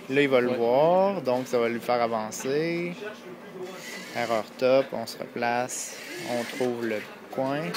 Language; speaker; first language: French; native; French